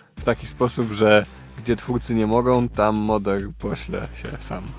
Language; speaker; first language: Polish; native; Polish